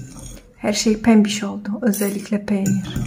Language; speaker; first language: Turkish; non-native, fluent; Polish